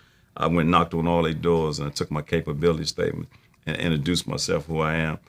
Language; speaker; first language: English; native; English